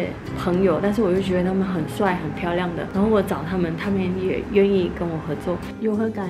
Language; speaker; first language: Chinese; native; Chinese